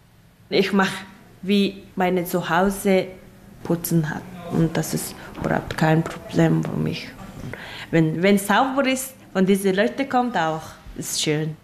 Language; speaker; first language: German; non-native, learner; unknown